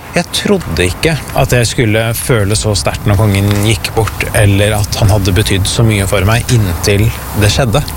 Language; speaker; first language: Norwegian; early bilingual, other home language; Persian